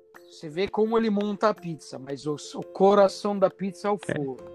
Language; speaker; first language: Portuguese; non-native, fluent; Italian